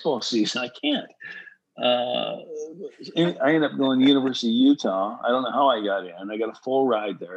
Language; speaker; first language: English; native; English